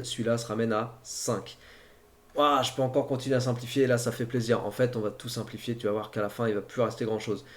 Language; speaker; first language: French; native; French